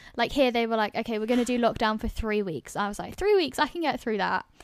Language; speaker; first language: English; native; English